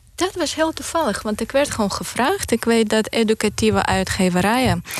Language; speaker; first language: Dutch; non-native, fluent; Romanian